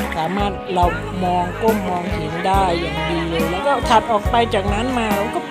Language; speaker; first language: Thai; non-native, local second language; Northeastern Thai